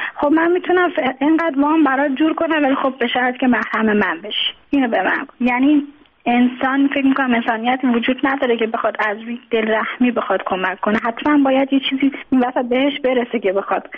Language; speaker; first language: Persian; native; Persian